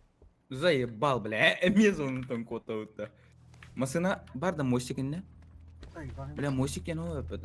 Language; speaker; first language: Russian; non-native, local second language; Yakut